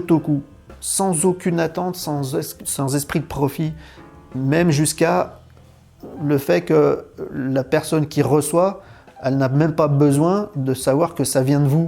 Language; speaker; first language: French; native; French